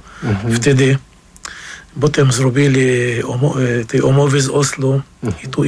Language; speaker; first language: Polish; non-native, fluent; Arabic